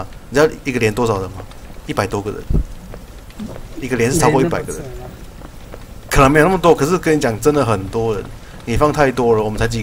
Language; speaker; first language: Chinese; native; Chinese